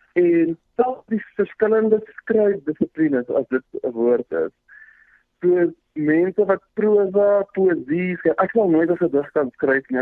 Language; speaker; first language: Afrikaans; early bilingual, other home language; Zulu